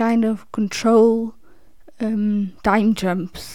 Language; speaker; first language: English; non-native, fluent; Dutch